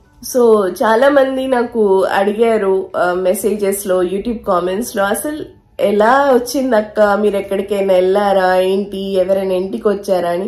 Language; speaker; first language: Telugu; native; Telugu